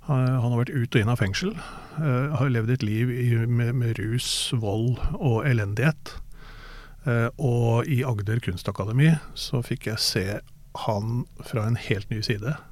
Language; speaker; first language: Norwegian; native; Norwegian